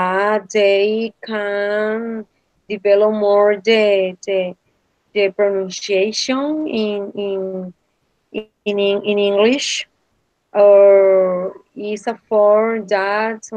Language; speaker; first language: English; non-native, learner; Spanish